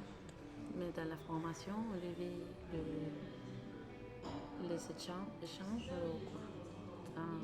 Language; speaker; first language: French; non-native, learner; Spanish